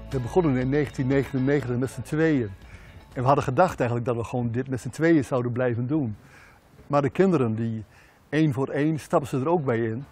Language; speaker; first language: Dutch; native; Dutch